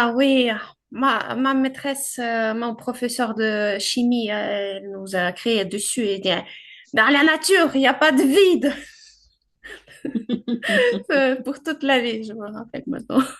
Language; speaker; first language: French; non-native, fluent; Ukrainian